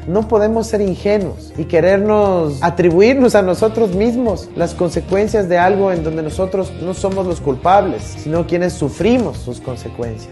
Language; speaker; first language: Spanish; native; Spanish